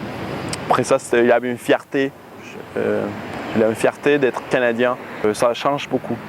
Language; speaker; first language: French; non-native, fluent; Spanish